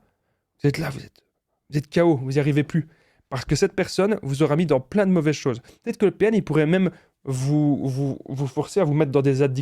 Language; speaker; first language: French; native; French